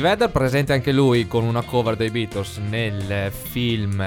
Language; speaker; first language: Italian; native; Italian